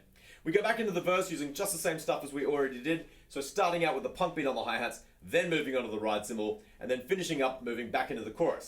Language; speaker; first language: English; native; English